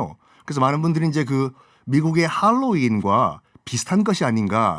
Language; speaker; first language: Korean; native; Korean